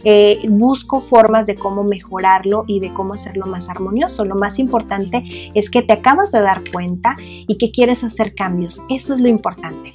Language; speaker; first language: Spanish; native; Spanish